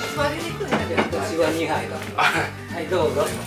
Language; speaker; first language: Japanese; native; Japanese